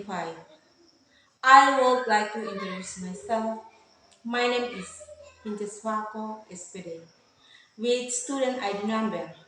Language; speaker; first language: English; non-native, learner; Indonesian